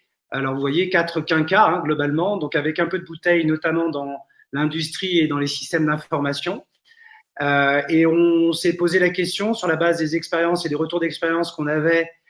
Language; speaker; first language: French; native; French